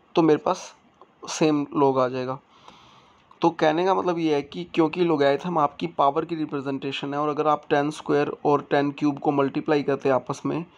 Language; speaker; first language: Hindi; native; Hindi